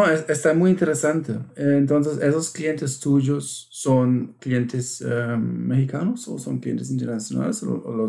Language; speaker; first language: Spanish; non-native, fluent; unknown